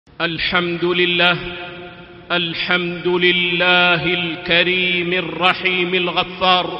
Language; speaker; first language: Arabic; native; Arabic